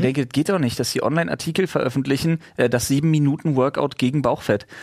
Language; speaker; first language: German; native; German